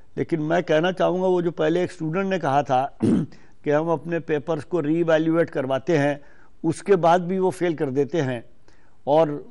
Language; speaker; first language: Hindi; native; Hindi